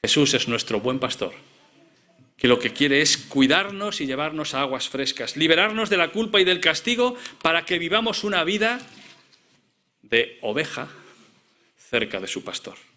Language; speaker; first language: Spanish; native; Spanish